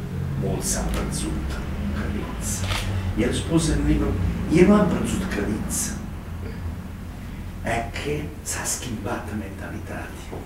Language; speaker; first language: Romanian; non-native, learner; Italian